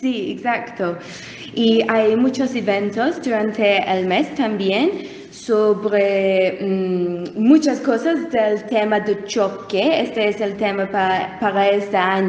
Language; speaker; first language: Spanish; non-native, learner; English